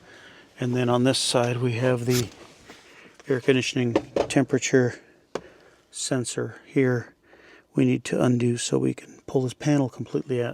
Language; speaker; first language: English; native; English